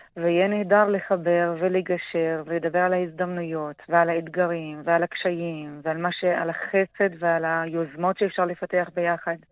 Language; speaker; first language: Hebrew; non-native, local second language; Arabic